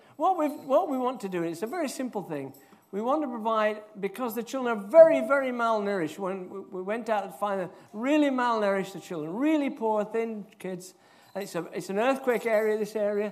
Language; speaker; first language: English; native; English